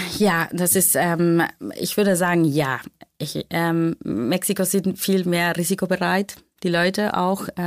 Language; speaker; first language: German; non-native, fluent; Spanish